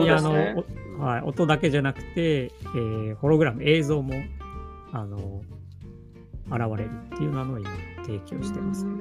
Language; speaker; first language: Japanese; native; Japanese